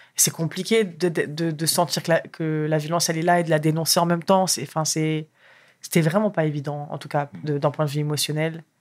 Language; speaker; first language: French; early bilingual, other home language; Arabic